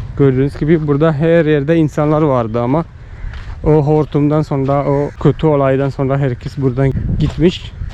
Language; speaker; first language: Turkish; non-native, fluent; Malayalam